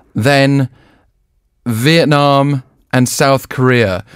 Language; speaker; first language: English; native; English